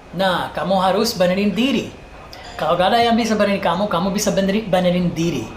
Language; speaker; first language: Indonesian; non-native, fluent; English